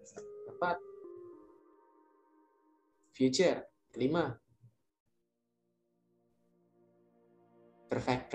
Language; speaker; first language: English; non-native, learner; Indonesian